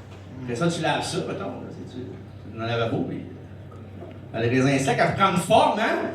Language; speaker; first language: French; native; French